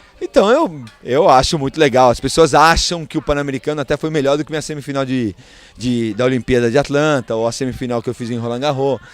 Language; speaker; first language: Portuguese; early bilingual, other home language; Spanish